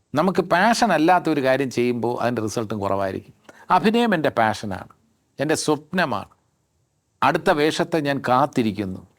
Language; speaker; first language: Malayalam; native; Malayalam